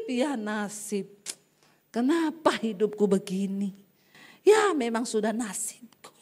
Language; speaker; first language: Indonesian; native; Indonesian